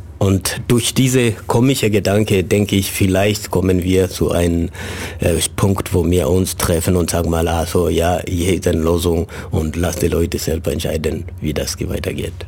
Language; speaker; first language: German; non-native, fluent; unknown